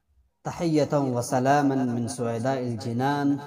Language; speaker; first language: Arabic; non-native, fluent; Urdu